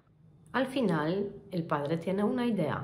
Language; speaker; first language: Spanish; non-native, fluent; Polish